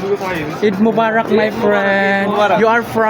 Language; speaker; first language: English; non-native, learner; Filipino